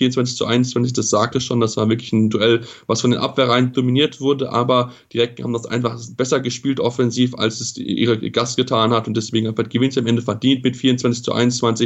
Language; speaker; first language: German; native; German